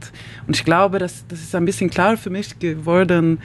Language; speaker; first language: German; non-native, learner; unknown